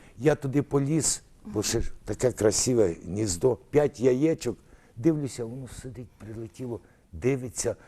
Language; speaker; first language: Ukrainian; early bilingual, other home language; Russian